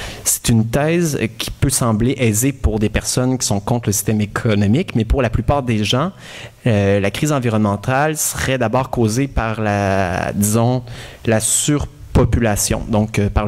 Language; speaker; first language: French; native; French